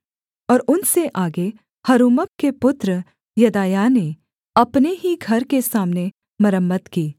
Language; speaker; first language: Hindi; native; Hindi